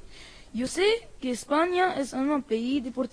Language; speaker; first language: Spanish; non-native, learner; Arabic